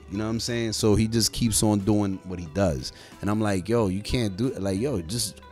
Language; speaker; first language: English; native; English